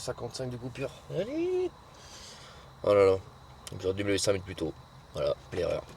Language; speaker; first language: French; native; French